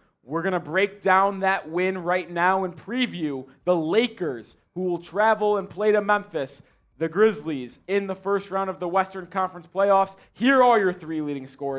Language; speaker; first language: English; native; English